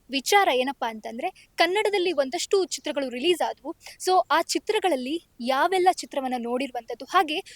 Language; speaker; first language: Kannada; native; Kannada